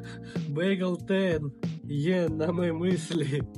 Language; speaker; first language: Czech; non-native, fluent; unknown